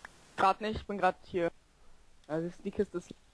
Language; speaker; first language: German; native; German